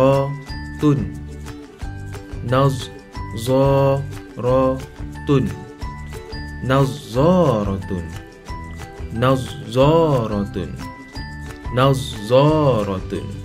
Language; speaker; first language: Arabic; non-native, fluent; Malay